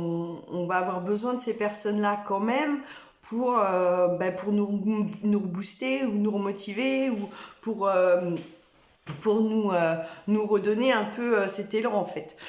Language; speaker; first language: French; native; French